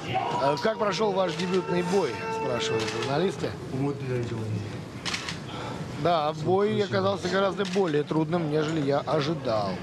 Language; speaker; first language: Russian; native; Russian